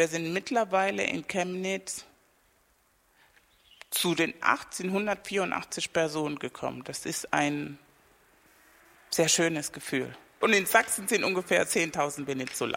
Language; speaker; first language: German; non-native, fluent; Spanish